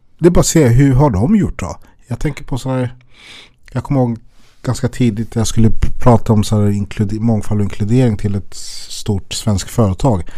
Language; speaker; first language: Swedish; early bilingual, other home language; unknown